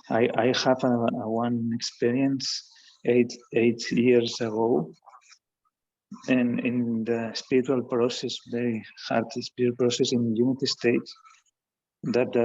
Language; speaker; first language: English; non-native, learner; Spanish